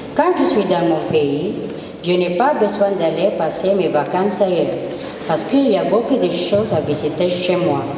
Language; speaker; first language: French; non-native, fluent; Filipino